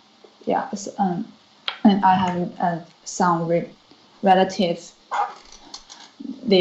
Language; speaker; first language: English; non-native, learner; Chinese